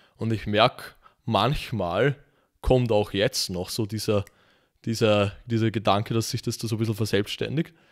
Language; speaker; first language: German; native; German